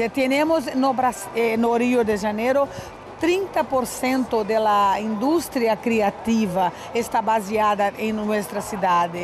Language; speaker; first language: Spanish; non-native, fluent; Portuguese